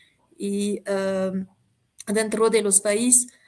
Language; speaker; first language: Spanish; non-native, fluent; French